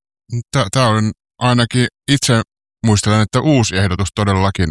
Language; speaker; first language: Finnish; native; Finnish